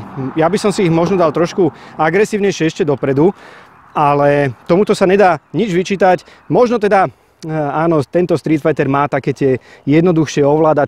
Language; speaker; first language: Slovak; native; Slovak